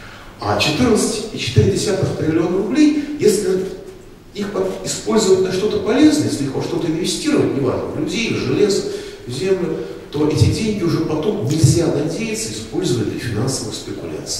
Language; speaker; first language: Russian; native; Russian